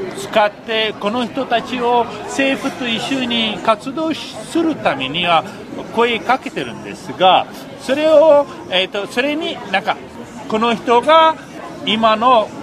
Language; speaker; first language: Japanese; non-native, fluent; Persian